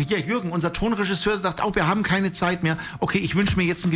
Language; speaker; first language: German; native; German